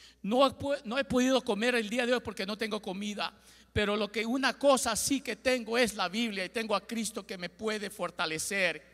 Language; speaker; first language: Spanish; early bilingual, heritage; Spanish